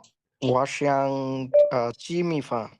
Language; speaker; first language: Chinese; non-native, learner; Bangla